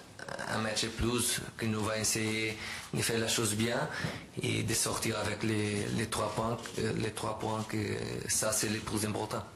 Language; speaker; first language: French; non-native, learner; Portuguese